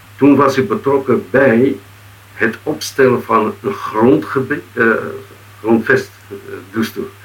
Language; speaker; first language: Dutch; non-native, fluent; Arabic